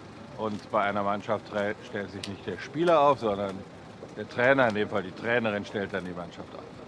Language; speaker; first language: German; native; German